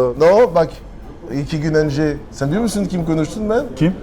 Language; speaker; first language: Turkish; non-native, learner; French